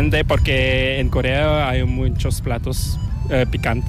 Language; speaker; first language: Spanish; non-native, fluent; Korean